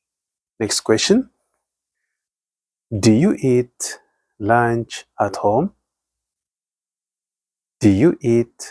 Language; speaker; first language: English; non-native, fluent; Tigrinya